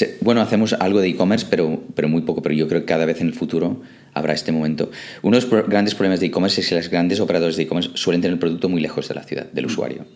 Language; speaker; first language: Spanish; non-native, fluent; English